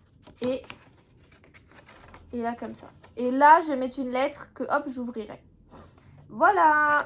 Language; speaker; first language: French; native; French